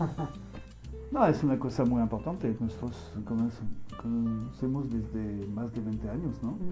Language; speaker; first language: Spanish; non-native, fluent; French